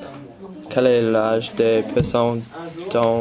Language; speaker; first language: French; non-native, learner; English